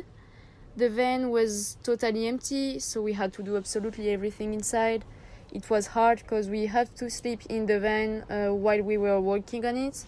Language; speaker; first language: English; non-native, learner; French